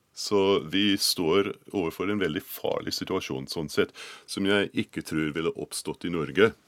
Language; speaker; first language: Norwegian; non-native, fluent; English